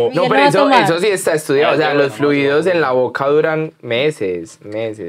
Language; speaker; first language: Spanish; native; Spanish